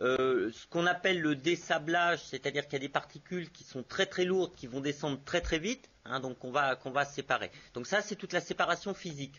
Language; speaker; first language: French; native; French